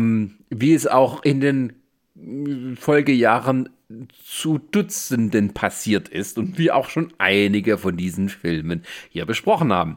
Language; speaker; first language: German; native; German